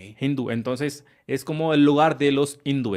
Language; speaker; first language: Spanish; non-native, fluent; Hindi